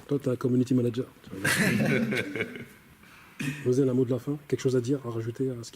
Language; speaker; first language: French; native; French